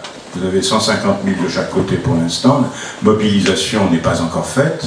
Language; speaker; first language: French; native; French